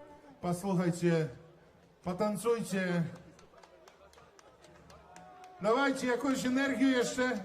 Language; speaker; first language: Polish; non-native, learner; Belarusian